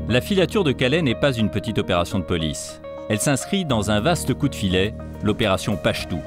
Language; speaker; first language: French; native; French